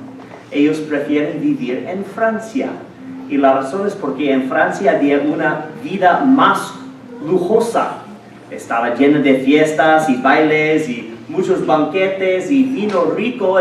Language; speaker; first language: Spanish; non-native, fluent; English